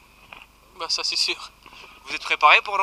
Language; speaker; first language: French; native; French